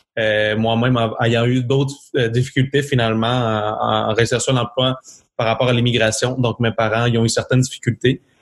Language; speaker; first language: French; non-native, fluent; Spanish